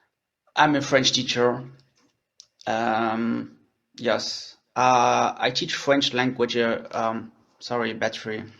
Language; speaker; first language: English; non-native, learner; French